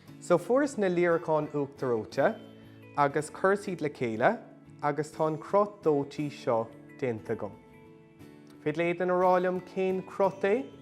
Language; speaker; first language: Irish; non-native, local second language; English